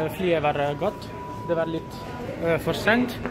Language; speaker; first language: Norwegian; non-native, learner; Italian